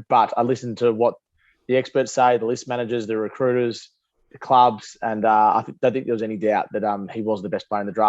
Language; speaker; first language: English; native; English